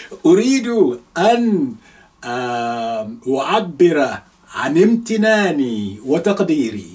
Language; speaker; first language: Arabic; non-native, fluent; Yoruba